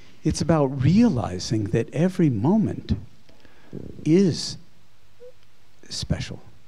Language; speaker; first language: English; native; English